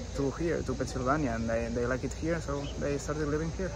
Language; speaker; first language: English; non-native, fluent; Spanish